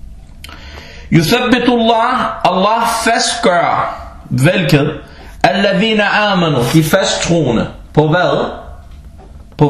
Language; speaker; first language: Danish; early bilingual, other home language; Arabic